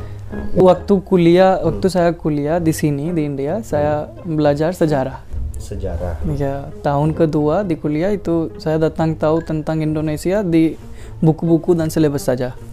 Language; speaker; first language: Indonesian; non-native, learner; Hindi